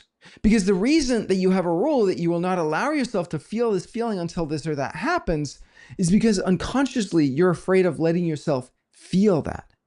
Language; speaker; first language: English; non-native, fluent; Danish